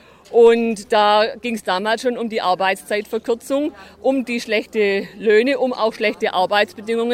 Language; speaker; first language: German; native; German